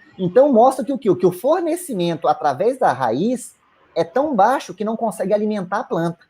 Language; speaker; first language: Portuguese; native; Portuguese